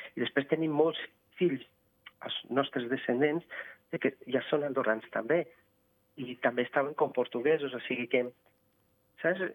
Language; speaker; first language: Catalan; non-native, fluent; Portuguese